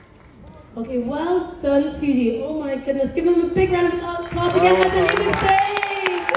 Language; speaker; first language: English; native; English